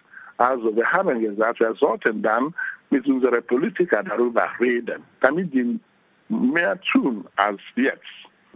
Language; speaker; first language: German; non-native, fluent; Igbo